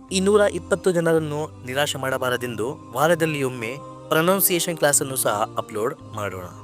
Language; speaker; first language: Kannada; non-native, local second language; Urdu